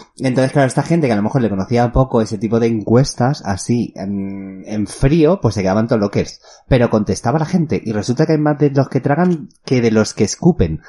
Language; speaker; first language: Spanish; native; Spanish